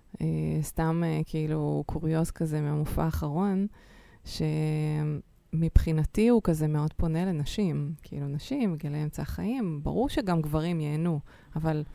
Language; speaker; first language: Hebrew; native; Hebrew